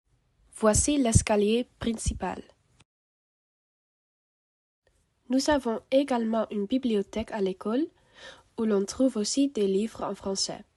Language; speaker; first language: French; non-native, learner; Dutch